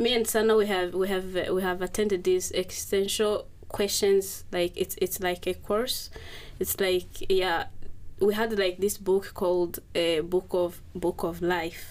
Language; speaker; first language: English; non-native, local second language; Kinyarwanda